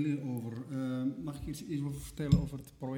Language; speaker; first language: Dutch; non-native, local second language; Arabic